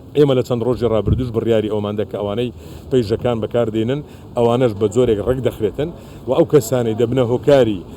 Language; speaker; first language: Central Kurdish; native; Central Kurdish